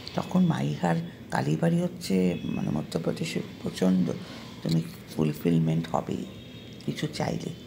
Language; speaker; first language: Bangla; early bilingual, heritage; Bangla